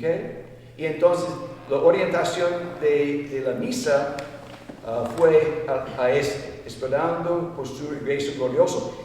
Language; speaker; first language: Spanish; non-native, fluent; English